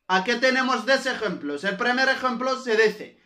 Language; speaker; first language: Spanish; non-native, fluent; Arabic